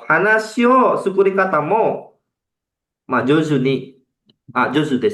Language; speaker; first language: Japanese; non-native, fluent; Indonesian